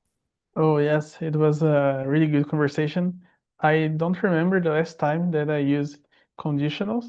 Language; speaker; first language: English; non-native, learner; Portuguese